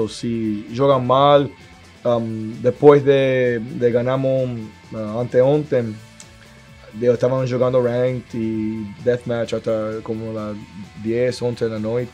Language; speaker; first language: Portuguese; non-native, learner; Spanish